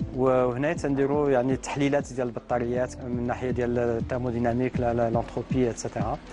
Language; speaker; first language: Arabic; native; Arabic